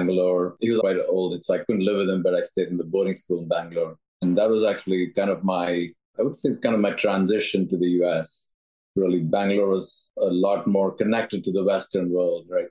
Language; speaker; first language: English; non-native, local second language; Tamil